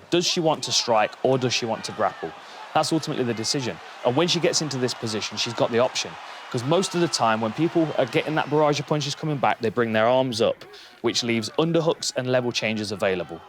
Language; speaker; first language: English; native; English